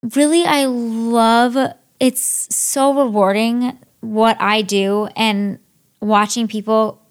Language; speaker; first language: English; native; English